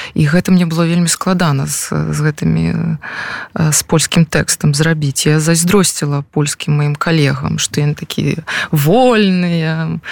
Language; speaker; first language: Belarusian; non-native, local second language; Russian